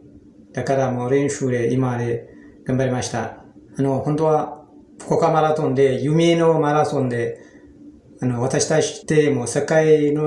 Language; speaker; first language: Japanese; non-native, fluent; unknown